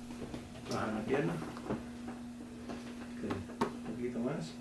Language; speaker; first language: Spanish; non-native, learner; English